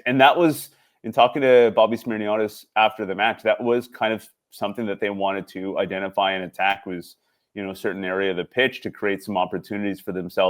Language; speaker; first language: English; native; English